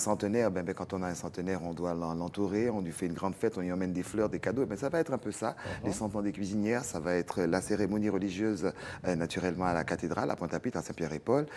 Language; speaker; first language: French; native; French